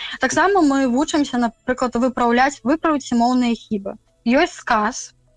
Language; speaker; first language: Belarusian; native; Belarusian